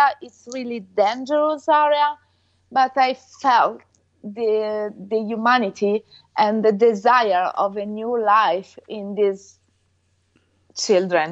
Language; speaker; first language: English; non-native, fluent; Italian